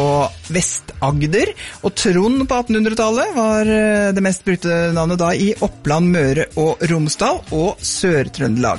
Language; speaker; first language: Norwegian; native; Norwegian